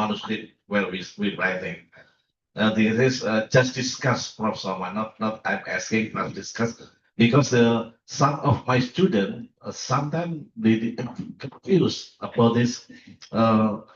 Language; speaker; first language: English; non-native, learner; Indonesian